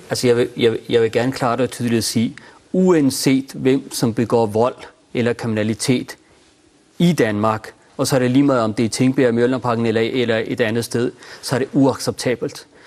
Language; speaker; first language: Danish; early bilingual, other home language; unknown